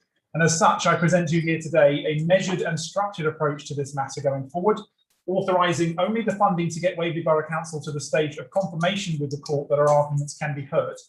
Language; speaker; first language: English; native; English